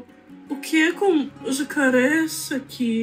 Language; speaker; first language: Portuguese; non-native, learner; Russian